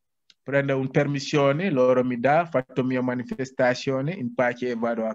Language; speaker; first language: Italian; non-native, learner; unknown